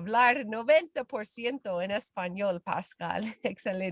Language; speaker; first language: Spanish; non-native, fluent; English